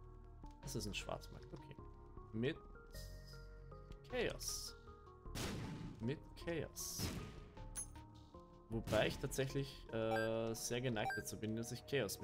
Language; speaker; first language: German; native; German